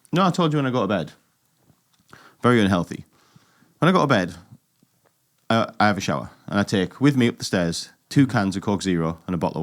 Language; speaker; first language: English; native; English